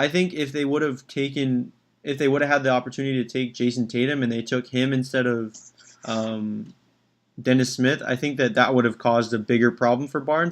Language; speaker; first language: English; native; English